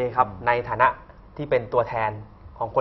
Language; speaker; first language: Thai; native; Thai